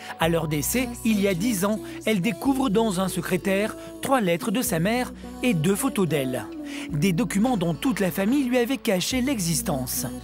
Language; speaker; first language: French; native; French